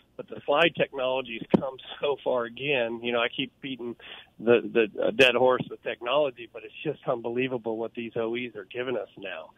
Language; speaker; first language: English; native; English